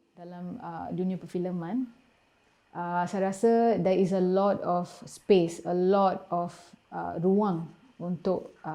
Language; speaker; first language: Malay; non-native, local second language; Tamil